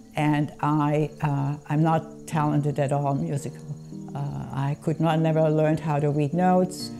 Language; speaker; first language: English; non-native, fluent; German